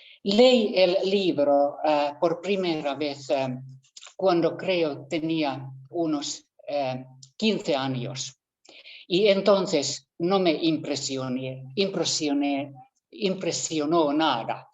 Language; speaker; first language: Spanish; non-native, fluent; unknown